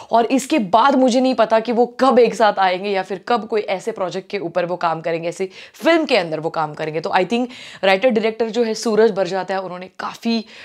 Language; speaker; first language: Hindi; non-native, local second language; Marathi